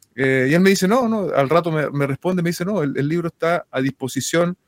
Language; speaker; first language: Spanish; native; Spanish